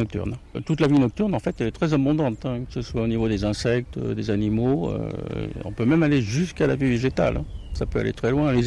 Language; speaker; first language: French; native; French